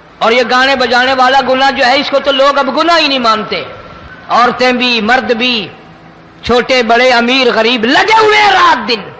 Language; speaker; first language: Urdu; non-native, local second language; Saraiki